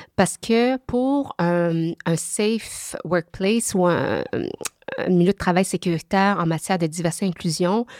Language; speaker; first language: French; early bilingual, other home language; Vietnamese